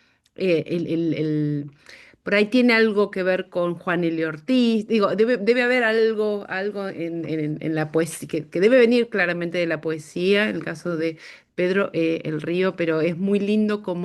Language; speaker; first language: Spanish; native; Spanish